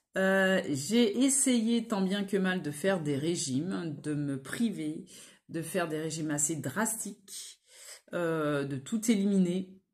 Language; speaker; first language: French; native; French